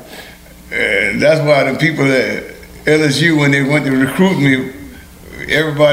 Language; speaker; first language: English; early bilingual, other home language; Haitian Creole